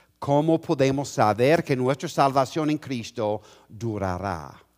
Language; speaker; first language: Spanish; non-native, fluent; English